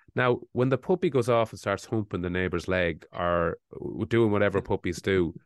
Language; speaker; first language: English; native; English